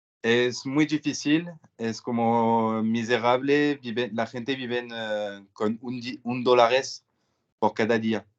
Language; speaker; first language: Spanish; non-native, learner; French